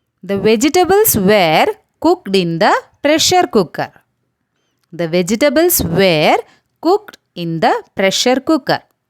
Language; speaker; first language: English; non-native, local second language; Malayalam